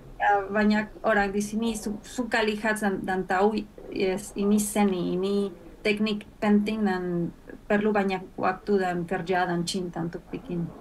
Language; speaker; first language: Indonesian; non-native, fluent; Spanish